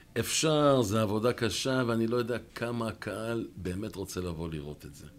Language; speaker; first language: Hebrew; native; Hebrew